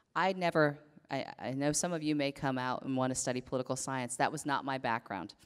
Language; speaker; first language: English; native; English